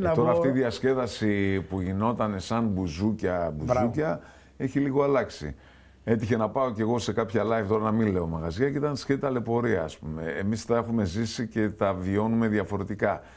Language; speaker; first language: Greek; native; Greek